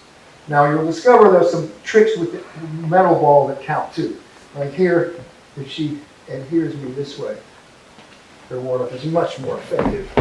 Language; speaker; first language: English; native; English